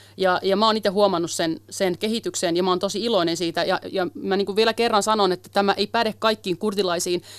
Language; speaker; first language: Finnish; early bilingual, other home language; Kurdish